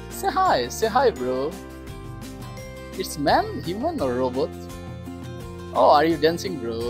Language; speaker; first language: English; non-native, learner; Bangla